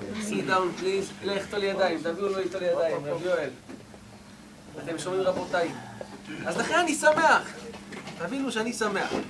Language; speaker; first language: Hebrew; native; Hebrew